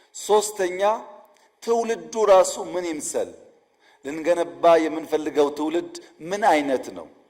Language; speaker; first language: Amharic; non-native, local second language; Oromo